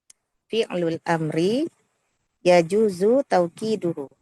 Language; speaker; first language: Arabic; non-native, learner; Indonesian